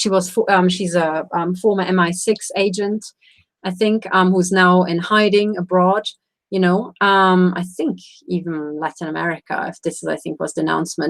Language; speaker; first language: English; non-native, fluent; Romanian